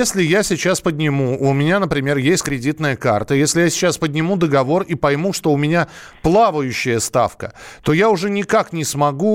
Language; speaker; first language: Russian; native; Russian